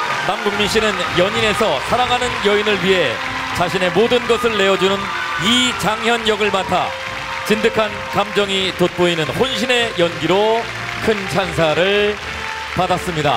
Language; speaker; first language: Korean; native; Korean